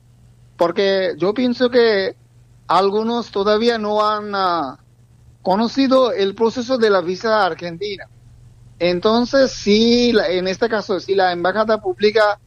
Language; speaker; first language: Spanish; non-native, learner; Bangla